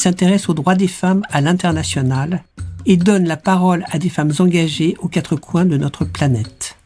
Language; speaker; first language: French; native; French